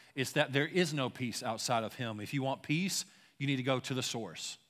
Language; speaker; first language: English; native; English